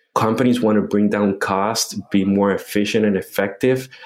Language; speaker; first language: English; non-native, fluent; Spanish